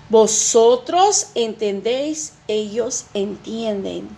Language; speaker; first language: Spanish; non-native, fluent; Portuguese